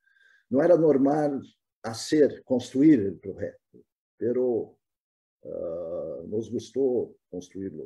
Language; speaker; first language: Spanish; non-native, fluent; Portuguese